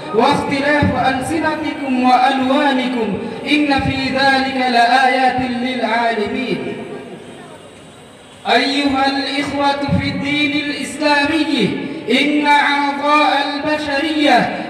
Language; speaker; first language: Arabic; non-native, learner; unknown